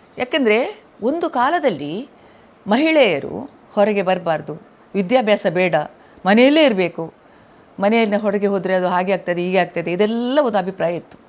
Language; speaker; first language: Kannada; non-native, local second language; Tulu